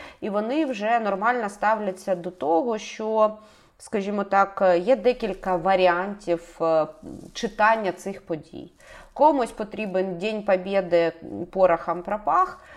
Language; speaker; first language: Ukrainian; native; Ukrainian